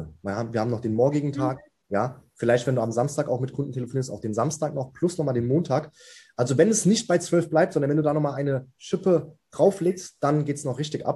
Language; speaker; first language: German; native; German